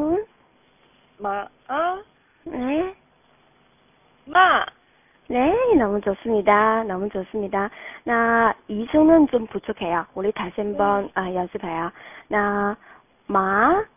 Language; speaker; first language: Korean; non-native, fluent; Chinese